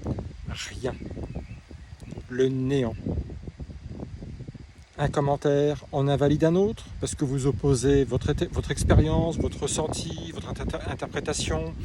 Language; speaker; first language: French; native; French